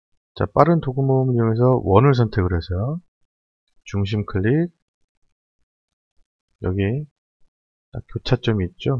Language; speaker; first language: Korean; native; Korean